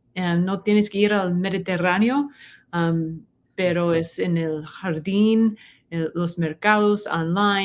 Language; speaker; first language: Spanish; non-native, learner; English